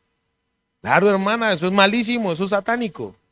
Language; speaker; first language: Spanish; native; Spanish